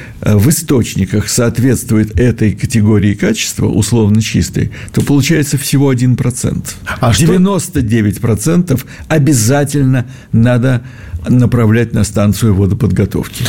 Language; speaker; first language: Russian; native; Russian